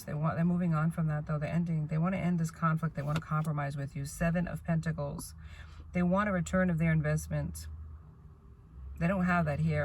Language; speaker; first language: English; native; English